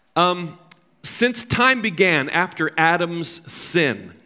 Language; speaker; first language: English; native; English